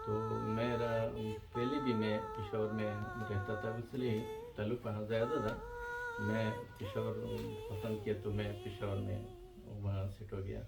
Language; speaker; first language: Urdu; non-native, learner; Pashto